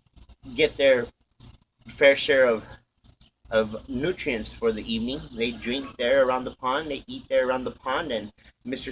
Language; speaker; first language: English; native; English